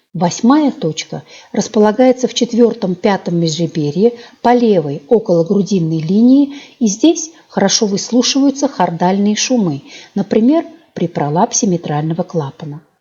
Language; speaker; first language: Russian; native; Russian